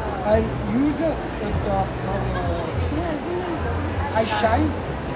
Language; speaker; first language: English; non-native, learner; Italian